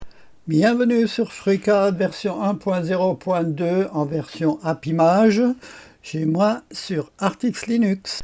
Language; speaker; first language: French; native; French